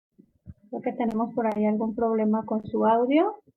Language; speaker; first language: Spanish; native; Spanish